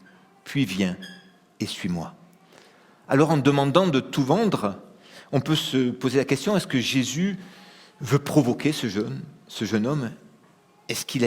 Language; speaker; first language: French; native; French